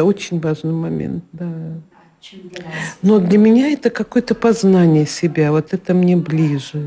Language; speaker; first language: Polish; non-native, learner; Russian